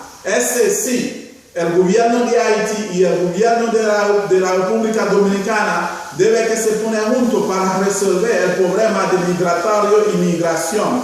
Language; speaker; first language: Spanish; non-native, fluent; Haitian Creole